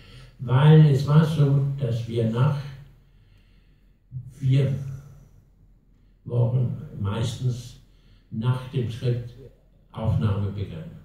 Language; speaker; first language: German; non-native, learner; Danish